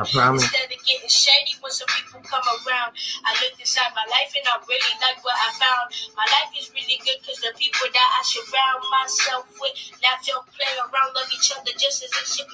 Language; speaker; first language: English; native; English